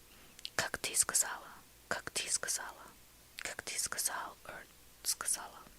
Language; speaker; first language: Russian; non-native, learner; English